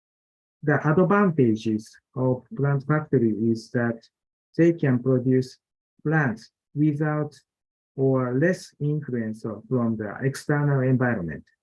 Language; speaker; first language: English; non-native, fluent; Japanese